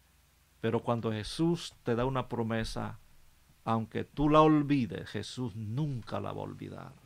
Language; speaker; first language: Spanish; native; Spanish